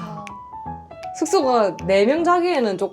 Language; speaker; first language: Korean; native; Korean